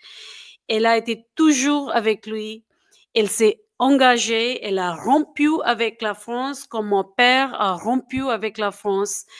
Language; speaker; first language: French; non-native, fluent; English